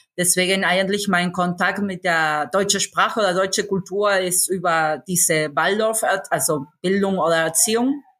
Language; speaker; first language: German; non-native, fluent; Spanish